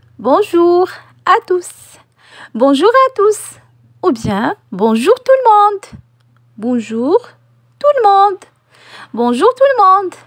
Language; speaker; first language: French; non-native, local second language; Arabic